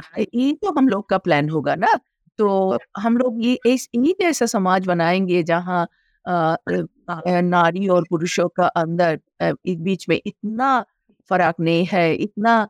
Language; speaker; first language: Hindi; non-native, local second language; Bangla